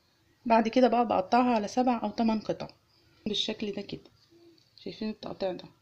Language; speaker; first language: Arabic; native; Arabic